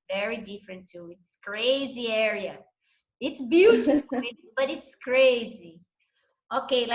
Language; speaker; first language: English; non-native, fluent; Portuguese